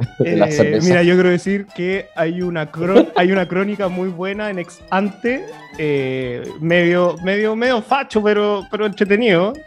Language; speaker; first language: Spanish; native; Spanish